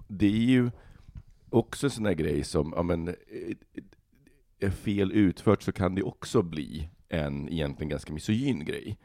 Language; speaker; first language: Swedish; early bilingual, other home language; Bosnian